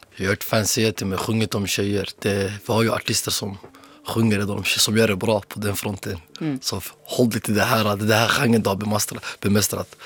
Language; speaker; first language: Swedish; early bilingual, other home language; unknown